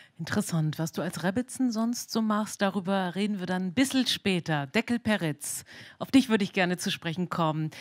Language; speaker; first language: German; native; German